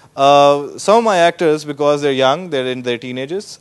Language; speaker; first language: English; non-native, local second language; Urdu